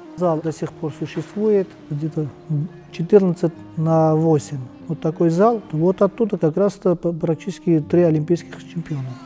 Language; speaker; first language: Russian; non-native, local second language; Armenian